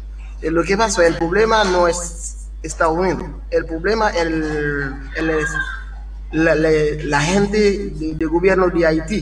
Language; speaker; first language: Spanish; non-native, learner; Haitian Creole